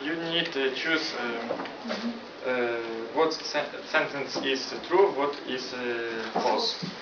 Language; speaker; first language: English; non-native, learner; Ukrainian